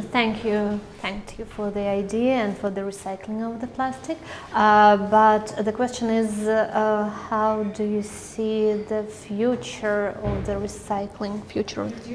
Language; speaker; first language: English; non-native, fluent; Russian